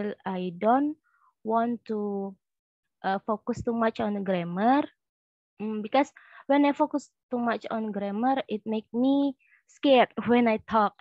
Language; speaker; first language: English; non-native, learner; Indonesian